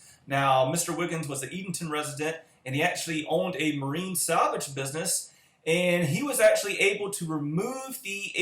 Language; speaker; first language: English; native; English